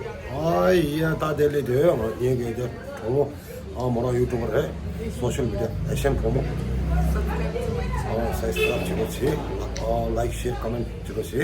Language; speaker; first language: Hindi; non-native, local second language; Tibetan